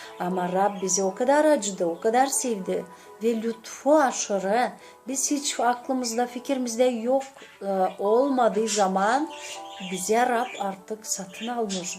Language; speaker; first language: Turkish; non-native, learner; Gagauz